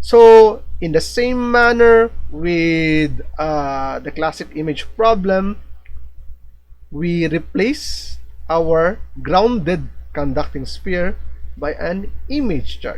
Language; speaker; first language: English; non-native, local second language; Filipino